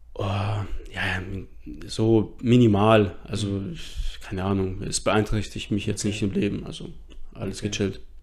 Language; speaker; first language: German; early bilingual, other home language; Russian